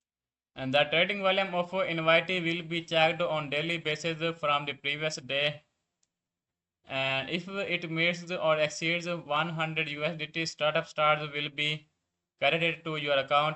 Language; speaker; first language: English; non-native, learner; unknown